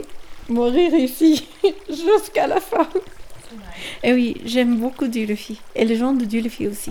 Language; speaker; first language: French; non-native, learner; Arabic